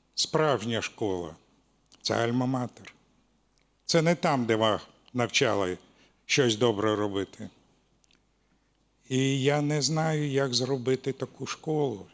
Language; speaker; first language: Ukrainian; non-native, local second language; Russian